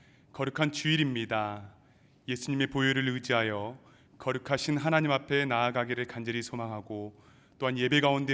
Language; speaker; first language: Korean; native; Korean